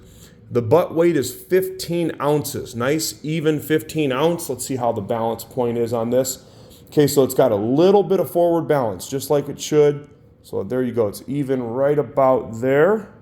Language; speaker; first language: English; native; English